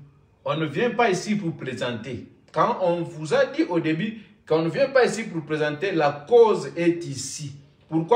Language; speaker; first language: French; non-native, local second language; Lingala